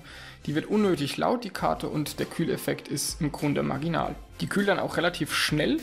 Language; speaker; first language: German; native; German